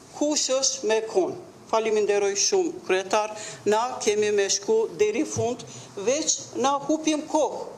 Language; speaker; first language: Albanian; non-native, local second language; Turkish